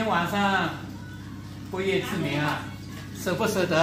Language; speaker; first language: Chinese; native; Chinese